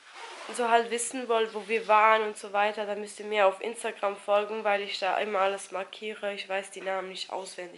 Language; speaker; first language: German; early bilingual, other home language; Albanian